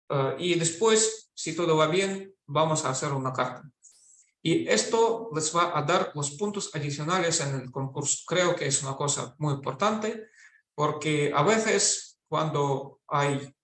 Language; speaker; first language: Spanish; non-native, fluent; Russian